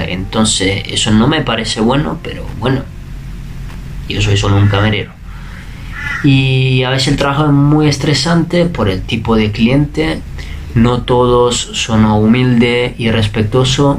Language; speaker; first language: Spanish; non-native, fluent; Italian